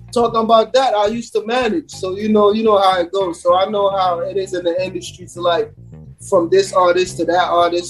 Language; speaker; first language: English; early bilingual, other home language; French